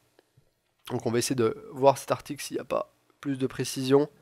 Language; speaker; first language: French; native; French